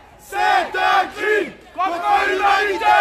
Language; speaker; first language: French; native; French